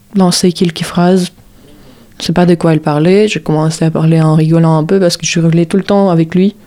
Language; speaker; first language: French; non-native, fluent; Russian